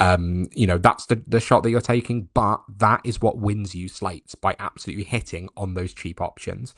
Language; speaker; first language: English; native; English